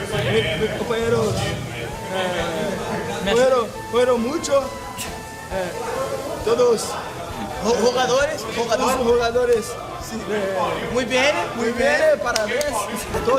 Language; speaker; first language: Spanish; non-native, learner; Portuguese